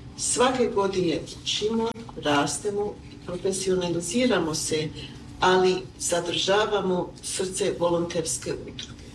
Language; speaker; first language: Croatian; early bilingual, heritage; Croatian